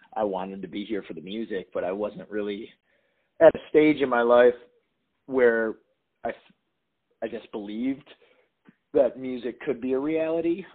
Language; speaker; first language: English; native; English